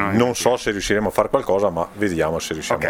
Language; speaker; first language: Italian; native; Italian